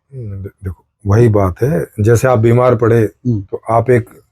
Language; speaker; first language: Hindi; native; Hindi